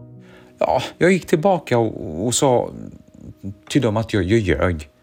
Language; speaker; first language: Swedish; early bilingual, other home language; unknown